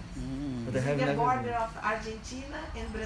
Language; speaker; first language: English; non-native, learner; Portuguese